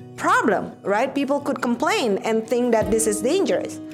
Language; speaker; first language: English; non-native, fluent; Indonesian